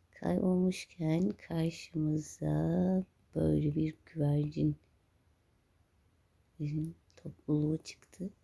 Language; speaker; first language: Turkish; native; Turkish